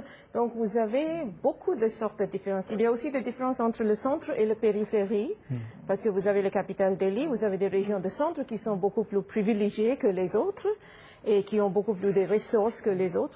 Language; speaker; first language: French; non-native, fluent; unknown